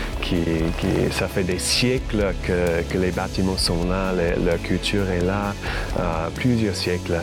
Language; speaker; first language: French; non-native, fluent; English